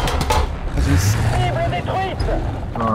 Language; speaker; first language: Chinese; native; Chinese